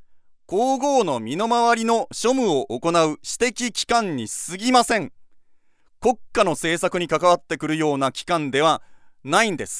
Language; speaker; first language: Japanese; native; Japanese